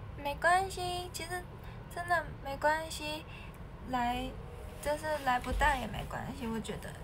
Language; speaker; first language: Chinese; native; Chinese